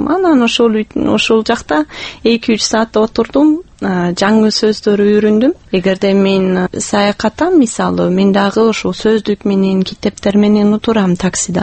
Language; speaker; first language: Kyrgyz; non-native, fluent; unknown